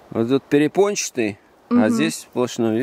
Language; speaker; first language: Russian; native; Russian